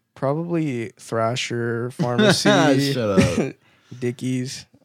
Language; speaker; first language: English; early bilingual, other home language; Spanish